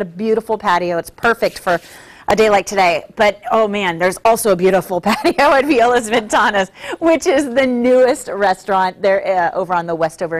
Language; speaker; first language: English; native; English